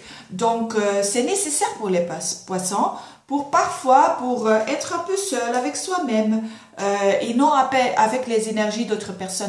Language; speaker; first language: French; non-native, fluent; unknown